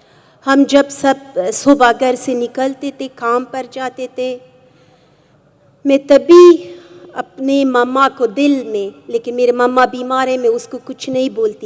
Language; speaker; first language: Hindi; non-native, fluent; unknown